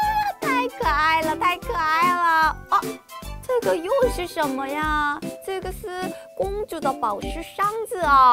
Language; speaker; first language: Chinese; non-native, fluent; Korean